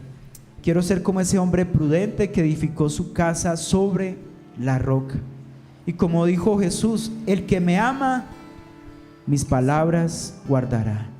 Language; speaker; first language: Spanish; native; Spanish